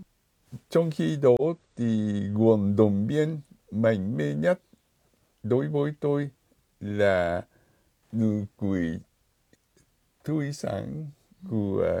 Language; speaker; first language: Vietnamese; non-native, fluent; Japanese